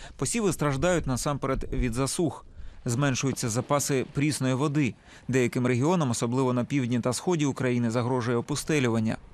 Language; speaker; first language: Ukrainian; native; Ukrainian